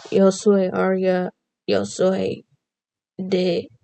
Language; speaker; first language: Spanish; non-native, learner; English